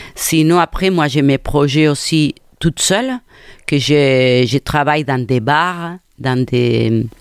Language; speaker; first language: French; non-native, fluent; Spanish